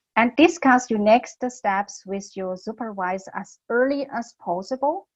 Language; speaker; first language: English; non-native, fluent; Chinese